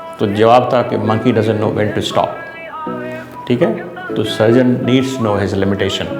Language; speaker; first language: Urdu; non-native, local second language; Sindhi